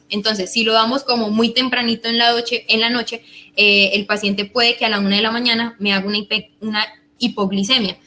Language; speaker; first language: Spanish; native; Spanish